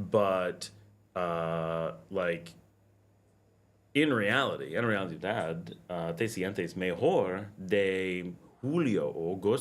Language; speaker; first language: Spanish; non-native, learner; English